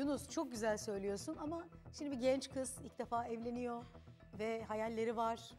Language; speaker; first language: Turkish; native; Turkish